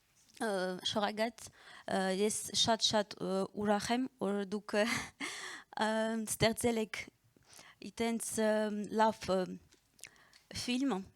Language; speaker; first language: Armenian; early bilingual, heritage; Armenian